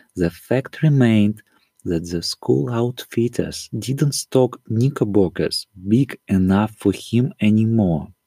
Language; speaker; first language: English; non-native, learner; Russian